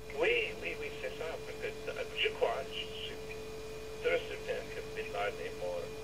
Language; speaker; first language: French; non-native, learner; English